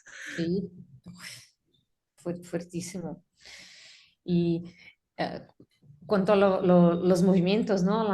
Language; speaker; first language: Spanish; non-native, learner; Portuguese